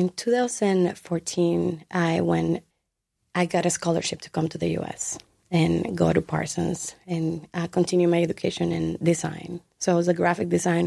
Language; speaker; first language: English; non-native, fluent; Spanish